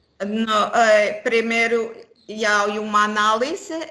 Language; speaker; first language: Spanish; non-native, learner; Portuguese